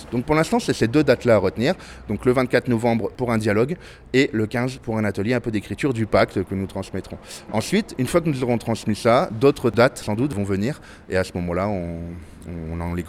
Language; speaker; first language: French; native; French